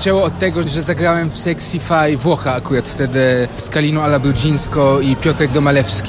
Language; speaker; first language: Polish; non-native, fluent; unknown